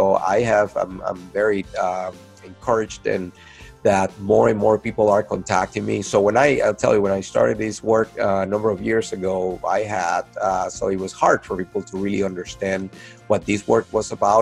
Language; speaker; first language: English; non-native, fluent; Spanish